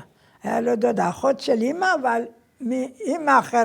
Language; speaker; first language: Hebrew; non-native, fluent; Persian